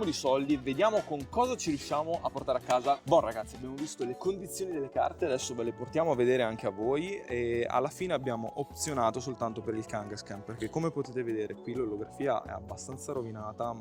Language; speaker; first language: Italian; native; Italian